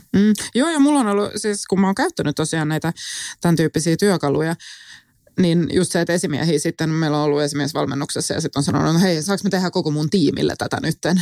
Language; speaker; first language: Finnish; non-native, local second language; Swedish